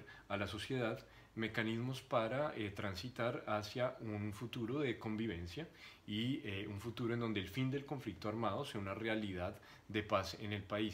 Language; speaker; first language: Spanish; native; Spanish